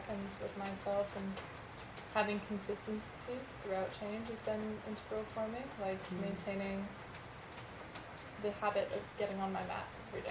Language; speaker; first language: English; native; English